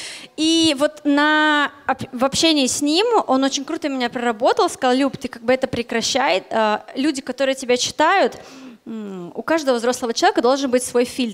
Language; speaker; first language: Russian; native; Russian